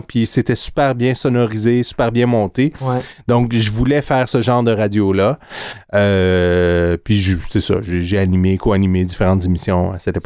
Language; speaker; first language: French; native; French